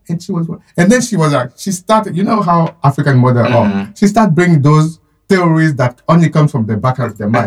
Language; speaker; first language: English; non-native, fluent; French